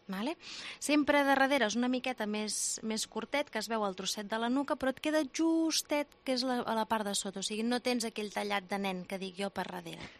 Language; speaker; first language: Catalan; native; Catalan